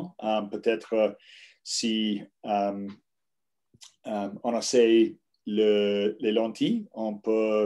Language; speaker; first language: French; non-native, learner; English